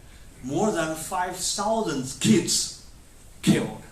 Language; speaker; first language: English; non-native, fluent; Chinese